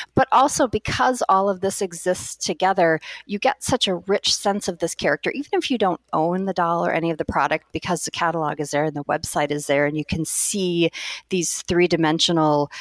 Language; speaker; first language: English; native; English